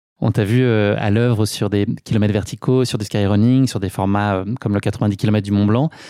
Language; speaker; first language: French; native; French